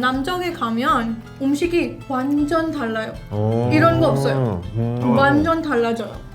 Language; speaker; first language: Korean; non-native, fluent; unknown